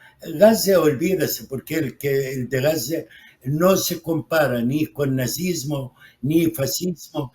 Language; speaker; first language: Spanish; non-native, fluent; Arabic